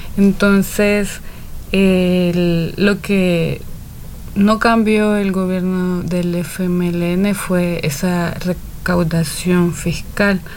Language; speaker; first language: Spanish; native; Spanish